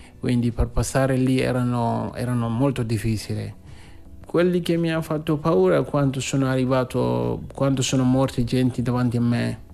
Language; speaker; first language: Italian; non-native, learner; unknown